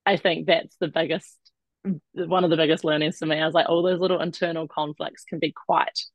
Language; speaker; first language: English; native; English